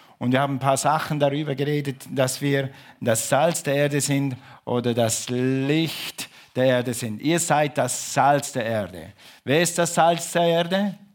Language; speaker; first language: German; non-native, fluent; English